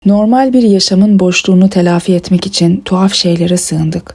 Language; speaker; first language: Turkish; early bilingual, other home language; Persian